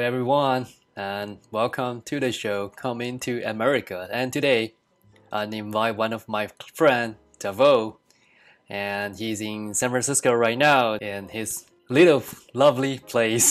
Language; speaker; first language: English; non-native, fluent; Chinese